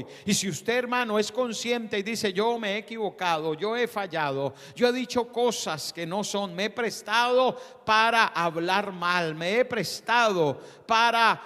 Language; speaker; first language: Spanish; native; Spanish